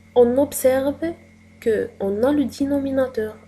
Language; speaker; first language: French; non-native, local second language; Arabic